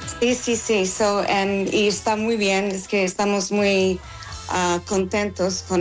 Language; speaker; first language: Spanish; non-native, learner; English